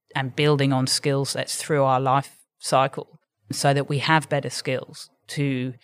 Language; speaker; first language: English; native; English